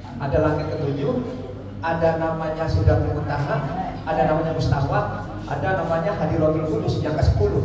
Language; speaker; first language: Indonesian; non-native, local second language; Javanese